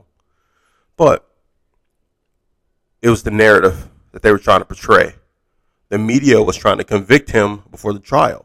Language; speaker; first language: English; native; English